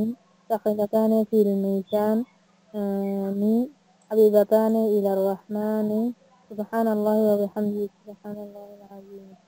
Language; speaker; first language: Arabic; non-native, learner; Bangla